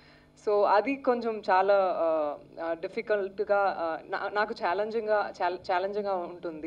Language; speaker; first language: Telugu; non-native, learner; Tamil